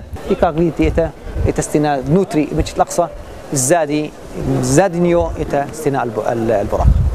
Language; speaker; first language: Russian; non-native, learner; Arabic